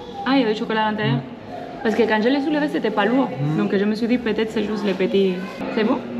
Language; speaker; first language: French; non-native, fluent; Spanish